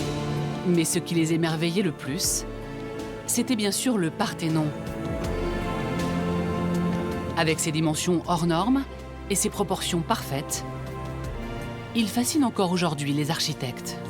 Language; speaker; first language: French; native; French